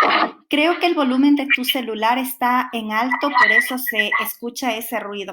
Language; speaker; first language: Spanish; native; Spanish